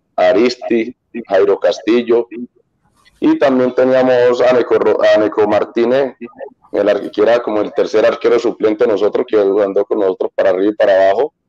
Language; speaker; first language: Spanish; native; Spanish